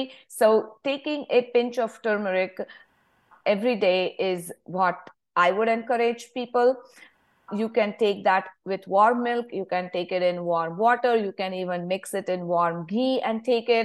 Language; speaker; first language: English; non-native, local second language; Marathi